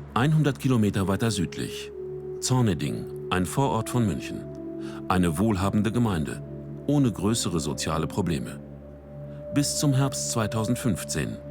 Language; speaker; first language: German; native; German